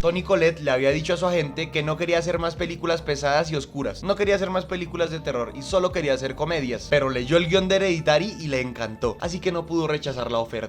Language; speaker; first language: Spanish; native; Spanish